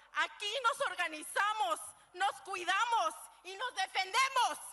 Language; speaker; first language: Spanish; early bilingual, other home language; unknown